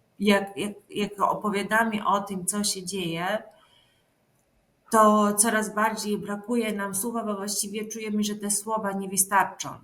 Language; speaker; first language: Polish; non-native, fluent; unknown